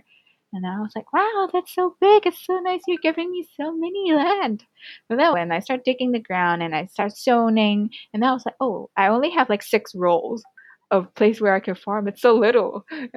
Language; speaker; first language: English; non-native, local second language; Cantonese